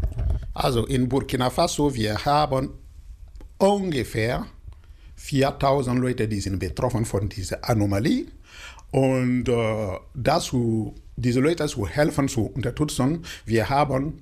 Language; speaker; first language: German; non-native, learner; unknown